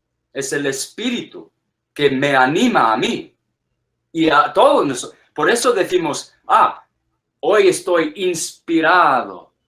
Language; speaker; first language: Spanish; non-native, fluent; English